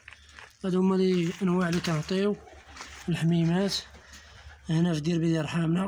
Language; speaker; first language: Arabic; native; Arabic